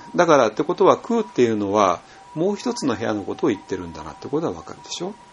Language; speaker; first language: Japanese; native; Japanese